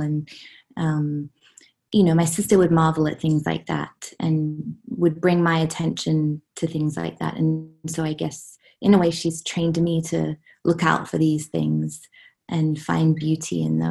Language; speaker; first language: English; native; English